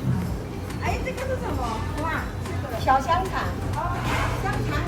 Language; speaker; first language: Chinese; non-native, fluent; Filipino